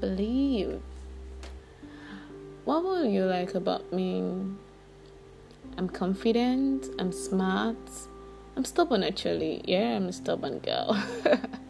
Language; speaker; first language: English; non-native, local second language; Yoruba